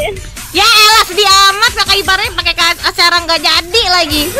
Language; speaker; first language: Indonesian; native; Indonesian